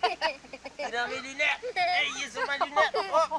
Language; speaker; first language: French; native; French